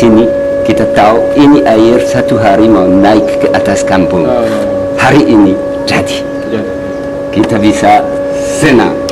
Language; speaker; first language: Indonesian; non-native, learner; French